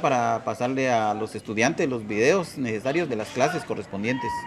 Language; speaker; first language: Spanish; native; Spanish